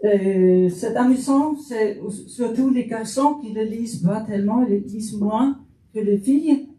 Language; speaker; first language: French; non-native, fluent; Faroese